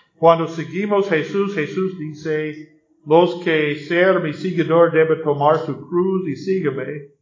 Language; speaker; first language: Spanish; non-native, learner; English